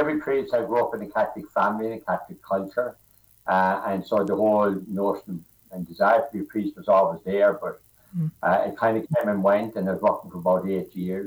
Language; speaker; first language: English; native; English